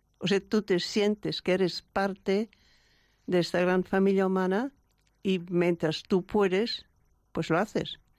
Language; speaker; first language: Spanish; non-native, fluent; German